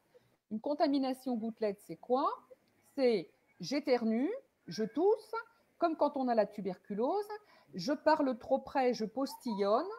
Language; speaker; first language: French; native; French